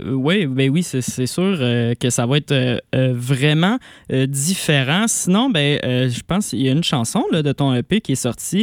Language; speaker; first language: French; native; French